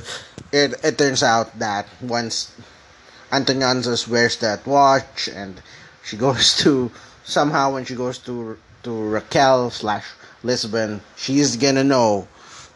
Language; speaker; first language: English; non-native, local second language; Filipino